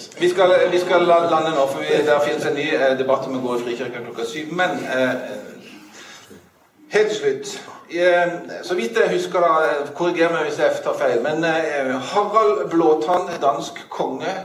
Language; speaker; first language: Norwegian; native; Norwegian